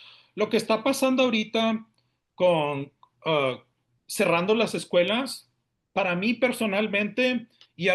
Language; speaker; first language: Spanish; early bilingual, heritage; Spanish